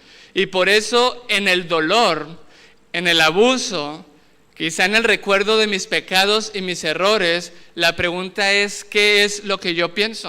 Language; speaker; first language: Spanish; native; Spanish